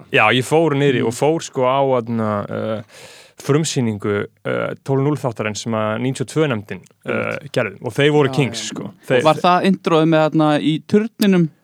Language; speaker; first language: Icelandic; native; Icelandic